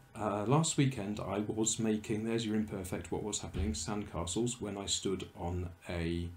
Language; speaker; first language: English; native; English